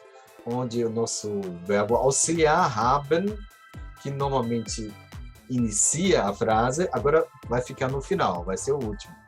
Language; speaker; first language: Portuguese; non-native, fluent; German